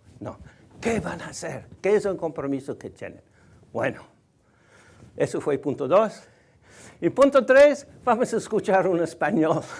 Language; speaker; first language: Spanish; non-native, fluent; English